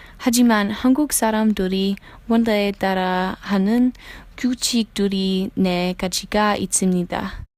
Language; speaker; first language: Korean; non-native, learner; English